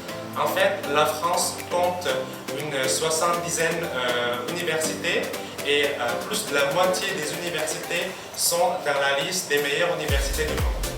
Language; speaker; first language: French; non-native, fluent; Indonesian